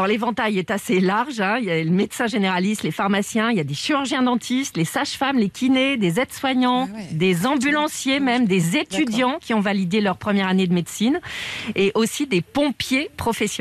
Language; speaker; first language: French; native; French